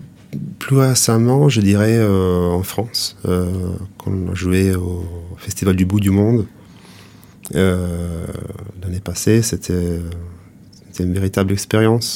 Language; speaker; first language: French; non-native, fluent; Italian